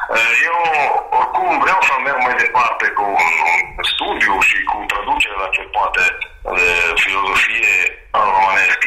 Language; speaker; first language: Romanian; non-native, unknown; Italian